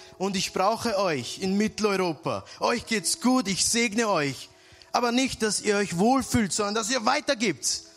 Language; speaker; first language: German; early bilingual, other home language; Serbian